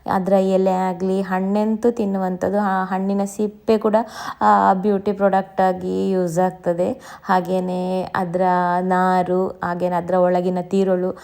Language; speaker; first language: Kannada; native; Kannada